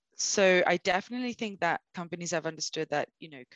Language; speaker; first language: English; native; English